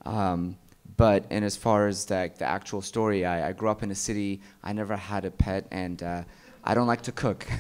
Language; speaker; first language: English; early bilingual, other home language; Amharic